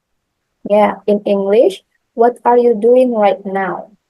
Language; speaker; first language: English; non-native, learner; Indonesian